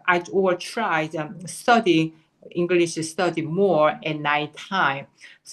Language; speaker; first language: English; non-native, fluent; Korean